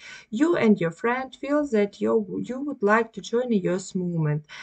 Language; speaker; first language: English; non-native, fluent; Ukrainian